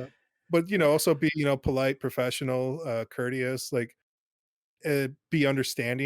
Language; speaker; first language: English; native; English